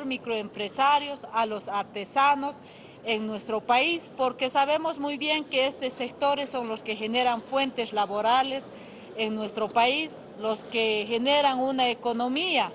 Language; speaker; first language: Spanish; native; Spanish